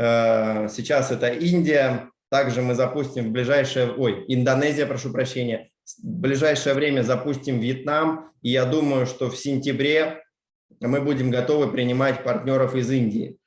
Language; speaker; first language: Russian; native; Russian